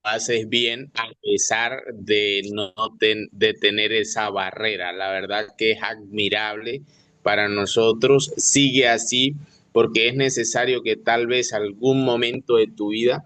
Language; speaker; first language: Spanish; native; Spanish